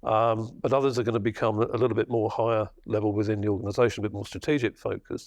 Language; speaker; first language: English; native; English